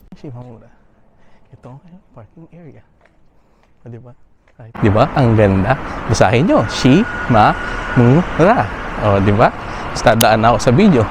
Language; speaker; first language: Filipino; native; Filipino